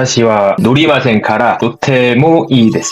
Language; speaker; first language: Japanese; non-native, learner; Korean